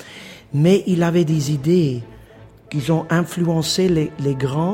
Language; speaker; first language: French; non-native, fluent; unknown